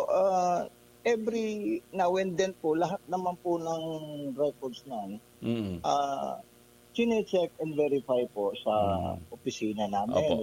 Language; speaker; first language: English; non-native, local second language; Bikol